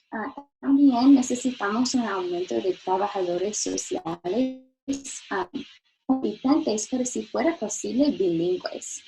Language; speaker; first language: Spanish; non-native, learner; English